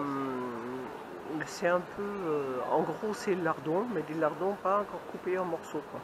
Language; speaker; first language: French; native; French